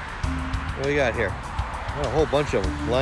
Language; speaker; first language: English; native; English